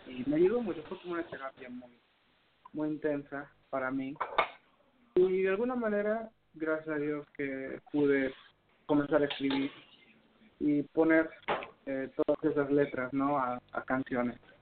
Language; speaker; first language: Spanish; native; Spanish